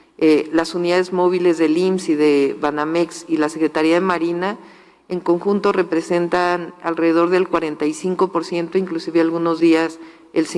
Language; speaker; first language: Spanish; native; Spanish